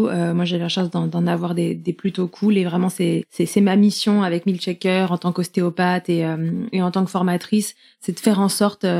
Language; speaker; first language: French; native; French